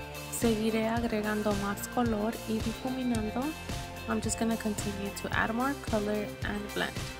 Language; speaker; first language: English; early bilingual, other home language; Spanish